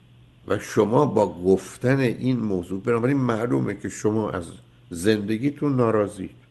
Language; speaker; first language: Persian; native; Persian